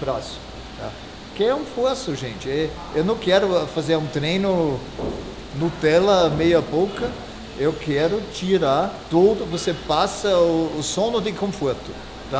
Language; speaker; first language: Portuguese; non-native, fluent; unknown